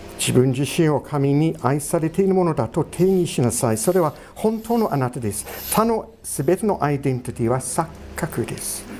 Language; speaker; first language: Japanese; non-native, fluent; English